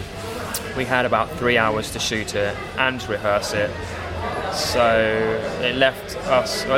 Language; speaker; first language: English; native; English